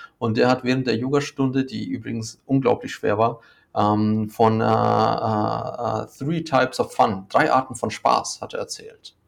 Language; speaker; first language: German; native; German